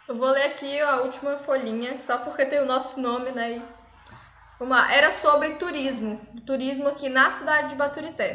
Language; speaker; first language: Portuguese; native; Portuguese